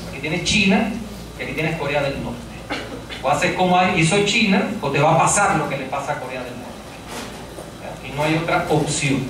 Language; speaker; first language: Spanish; native; Spanish